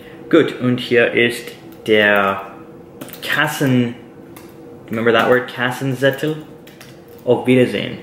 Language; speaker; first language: German; non-native, learner; English